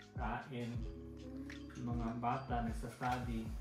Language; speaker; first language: Filipino; non-native, local second language; Cebuano